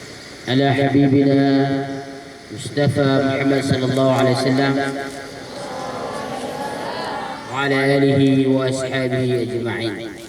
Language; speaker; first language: Arabic; non-native, fluent; Indonesian